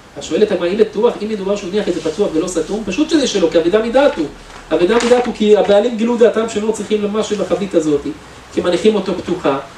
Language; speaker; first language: Hebrew; native; Hebrew